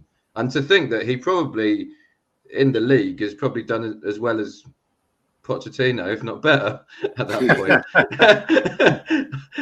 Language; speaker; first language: English; native; English